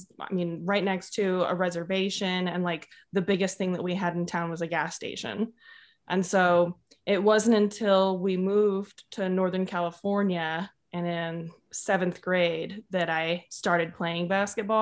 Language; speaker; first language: English; native; English